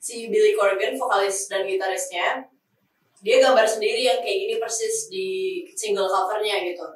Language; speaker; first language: Indonesian; early bilingual, other home language; English